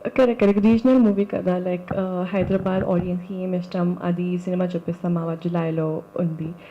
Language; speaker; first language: Telugu; non-native, local second language; Urdu